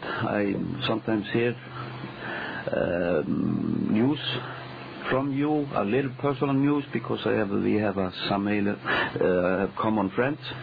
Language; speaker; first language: English; non-native, fluent; Icelandic